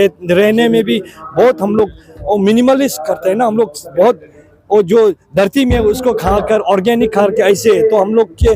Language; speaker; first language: Hindi; non-native, fluent; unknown